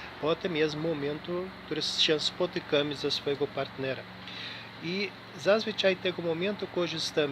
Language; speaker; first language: Polish; non-native, learner; Portuguese